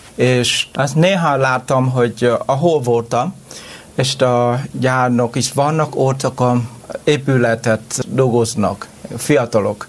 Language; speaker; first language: Hungarian; non-native, learner; Vietnamese